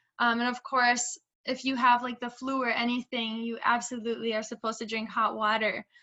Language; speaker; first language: English; native; English